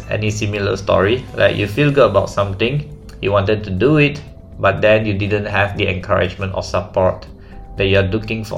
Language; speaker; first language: English; non-native, local second language; Chinese